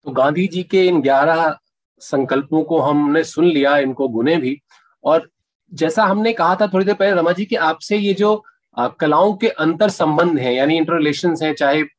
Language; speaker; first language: Hindi; native; Hindi